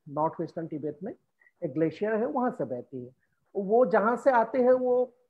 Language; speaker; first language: Hindi; non-native, local second language; Assamese